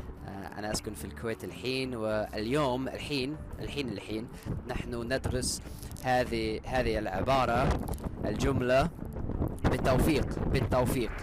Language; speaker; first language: Arabic; non-native, learner; English